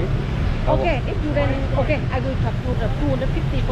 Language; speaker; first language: English; non-native, learner; Vietnamese